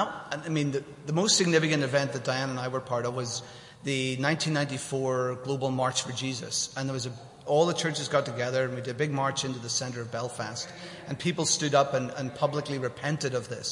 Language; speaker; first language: English; native; English